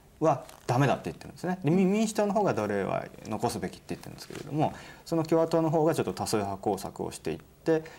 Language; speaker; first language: Japanese; native; Japanese